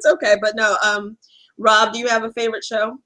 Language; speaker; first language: English; native; English